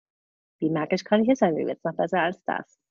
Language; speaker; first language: German; native; German